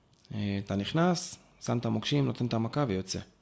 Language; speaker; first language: Hebrew; native; Hebrew